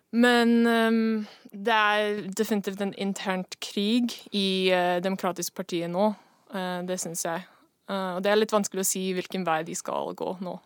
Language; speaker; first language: Norwegian; non-native, fluent; English